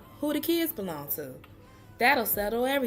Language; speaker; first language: English; native; English